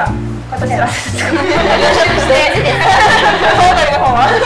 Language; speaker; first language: Japanese; native; Japanese